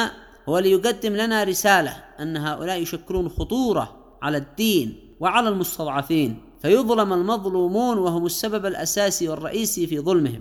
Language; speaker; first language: Arabic; native; Arabic